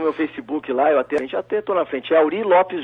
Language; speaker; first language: Portuguese; native; Portuguese